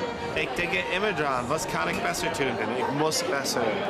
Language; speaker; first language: German; non-native, fluent; English